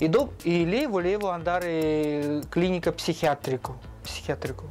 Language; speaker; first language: Italian; non-native, learner; Russian